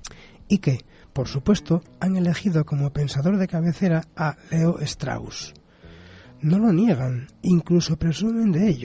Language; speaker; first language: Spanish; native; Spanish